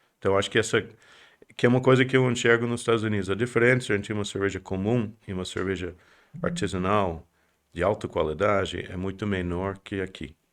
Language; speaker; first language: Portuguese; non-native, fluent; English